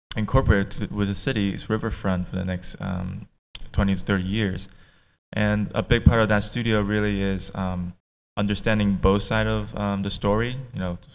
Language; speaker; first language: English; native; English